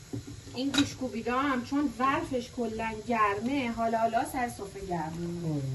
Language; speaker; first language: Persian; native; Persian